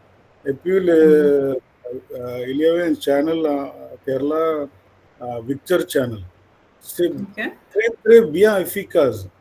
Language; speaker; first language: French; non-native, fluent; Malayalam